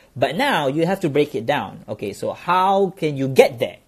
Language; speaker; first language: English; non-native, local second language; Malay